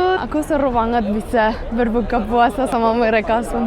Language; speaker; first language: Indonesian; non-native, fluent; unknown